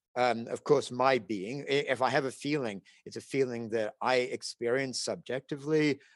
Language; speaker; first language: English; native; English